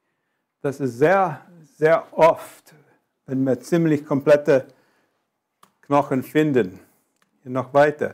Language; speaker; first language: German; non-native, fluent; English